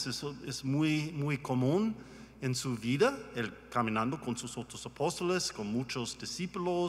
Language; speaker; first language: Spanish; non-native, learner; English